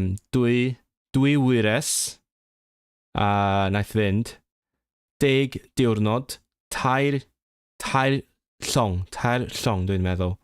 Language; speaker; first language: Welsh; non-native, learner; Cantonese